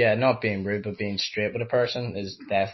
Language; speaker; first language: English; native; English